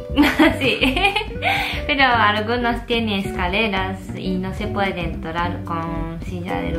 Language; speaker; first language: Spanish; non-native, fluent; Japanese